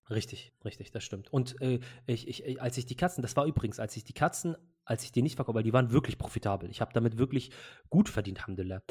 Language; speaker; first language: German; early bilingual, other home language; Arabic